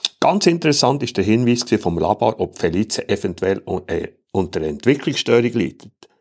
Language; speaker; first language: German; native; German